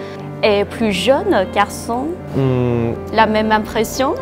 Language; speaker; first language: French; non-native, fluent; Chinese